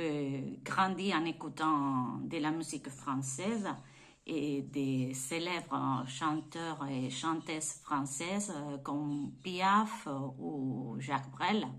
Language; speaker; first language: French; non-native, fluent; Spanish